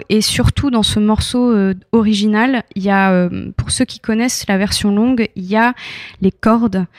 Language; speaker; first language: French; native; French